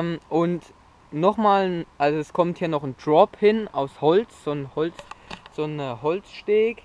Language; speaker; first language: German; native; German